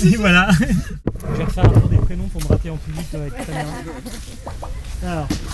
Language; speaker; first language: French; native; French